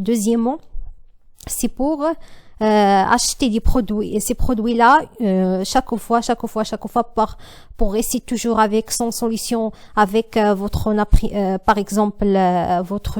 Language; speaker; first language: French; non-native, learner; Arabic